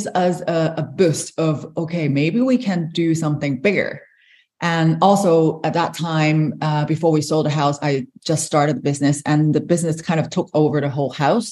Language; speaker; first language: English; non-native, local second language; Cantonese